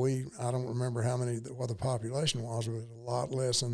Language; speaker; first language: English; native; English